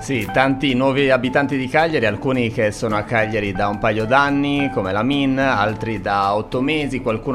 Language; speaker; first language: Italian; native; Italian